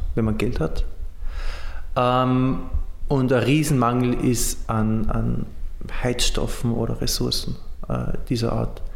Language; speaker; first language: German; native; German